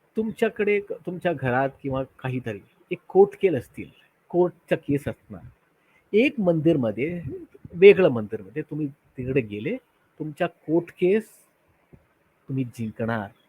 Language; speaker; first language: Marathi; non-native, local second language; Tamil